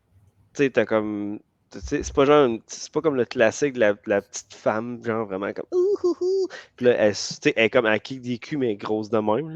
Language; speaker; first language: French; native; French